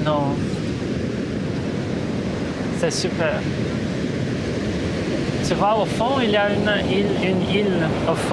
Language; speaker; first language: French; non-native, fluent; Portuguese